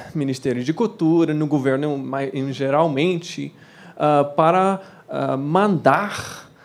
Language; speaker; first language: Portuguese; non-native, fluent; English